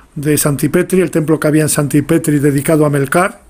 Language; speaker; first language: Spanish; native; Spanish